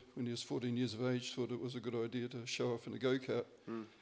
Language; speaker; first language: English; native; English